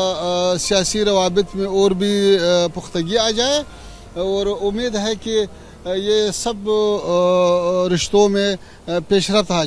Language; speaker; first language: Hindi; non-native, fluent; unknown